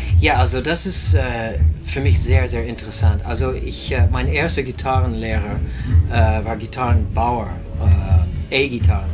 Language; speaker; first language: German; non-native, fluent; English